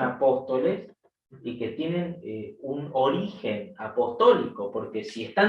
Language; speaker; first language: Spanish; native; Spanish